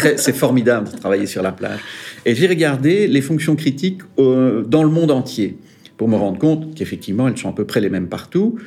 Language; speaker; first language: French; native; French